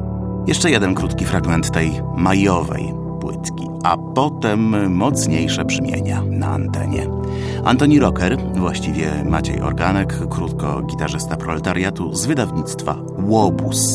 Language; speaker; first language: Polish; native; Polish